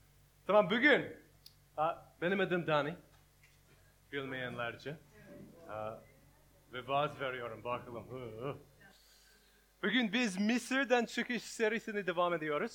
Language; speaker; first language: Turkish; non-native, learner; English